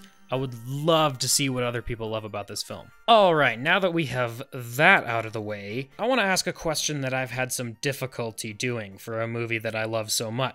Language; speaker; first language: English; native; English